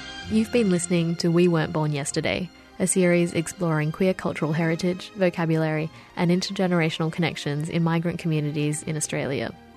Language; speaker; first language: English; early bilingual, other home language; Chinese